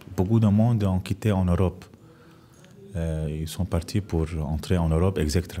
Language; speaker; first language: French; non-native, fluent; Arabic